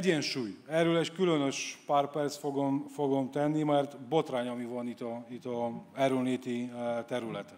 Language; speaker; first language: Hungarian; non-native, fluent; Polish